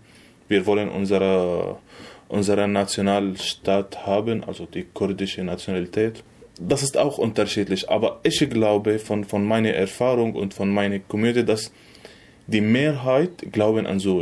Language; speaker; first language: German; non-native, fluent; Arabic